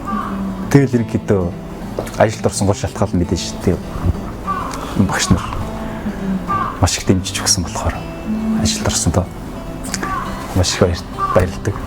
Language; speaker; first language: Mongolian; native; Mongolian